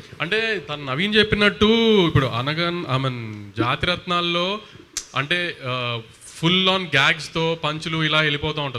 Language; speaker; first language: Telugu; native; Telugu